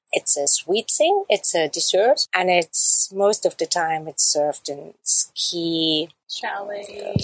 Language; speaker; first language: English; non-native, fluent; German